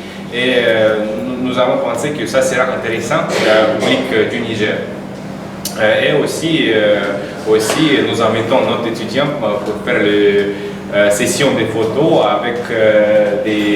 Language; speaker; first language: French; non-native, learner; Russian